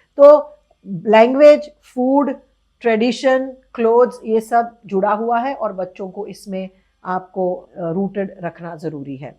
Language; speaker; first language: Hindi; non-native, local second language; Gujarati